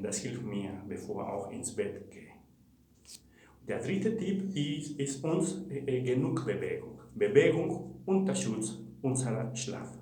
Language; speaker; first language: German; non-native, fluent; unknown